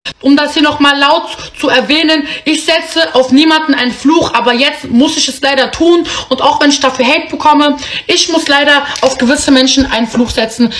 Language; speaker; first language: German; early bilingual, other home language; Arabic